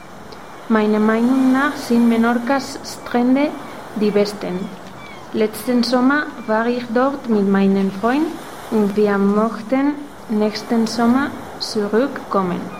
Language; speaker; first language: German; non-native, fluent; Spanish